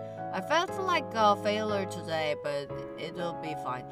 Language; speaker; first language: English; non-native, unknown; Korean